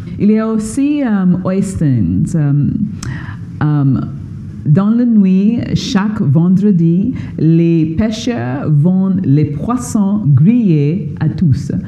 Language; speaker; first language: French; non-native, fluent; English